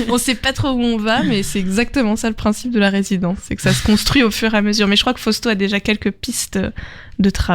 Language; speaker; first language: French; native; French